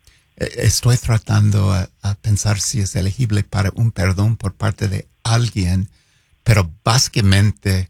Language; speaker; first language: Spanish; non-native, fluent; English